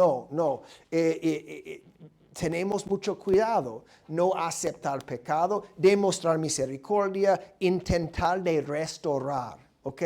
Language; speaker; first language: Spanish; non-native, fluent; English